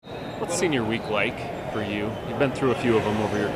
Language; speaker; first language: English; native; English